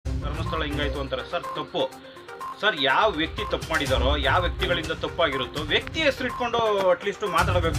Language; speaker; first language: Kannada; native; Kannada